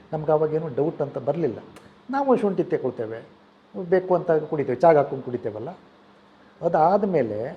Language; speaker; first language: Kannada; native; Kannada